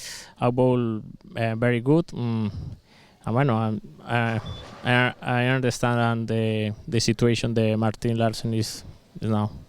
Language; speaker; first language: English; non-native, learner; Spanish